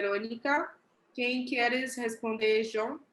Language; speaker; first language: Spanish; non-native, learner; Portuguese